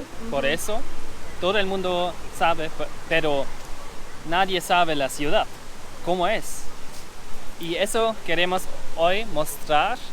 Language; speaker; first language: Spanish; non-native, learner; German